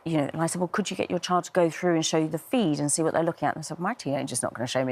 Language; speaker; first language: English; native; English